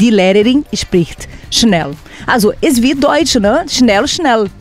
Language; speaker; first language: German; non-native, fluent; Portuguese